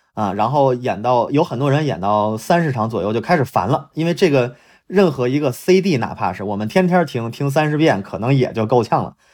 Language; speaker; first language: Chinese; native; Chinese